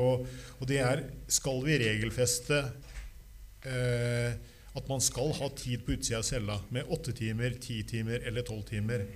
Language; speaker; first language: Norwegian; native; Norwegian